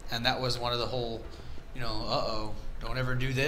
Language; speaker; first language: English; native; English